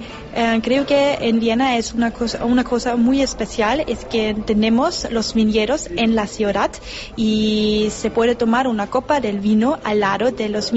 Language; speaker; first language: Spanish; non-native, learner; German